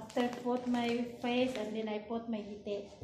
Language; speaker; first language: English; non-native, local second language; Filipino